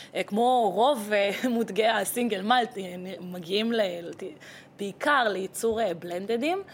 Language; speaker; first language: Hebrew; early bilingual, other home language; Russian